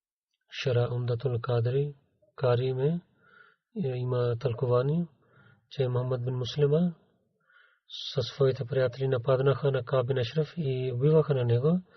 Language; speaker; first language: Bulgarian; non-native, learner; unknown